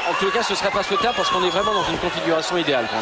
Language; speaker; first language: French; native; French